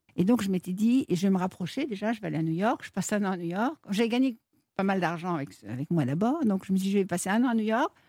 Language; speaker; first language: French; native; French